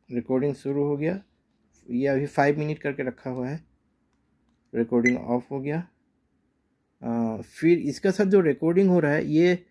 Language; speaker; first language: Hindi; non-native, local second language; Assamese